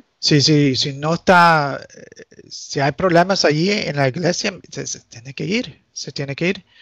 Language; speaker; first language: Spanish; early bilingual, heritage; Spanish